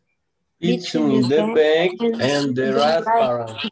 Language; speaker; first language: English; non-native, learner; Portuguese